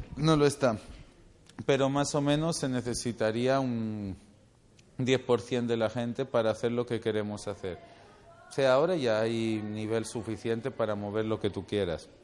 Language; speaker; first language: Spanish; native; Spanish